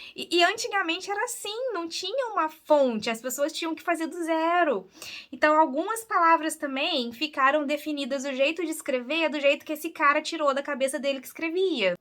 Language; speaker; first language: Portuguese; native; Portuguese